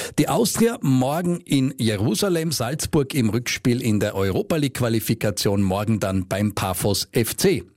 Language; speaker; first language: German; native; German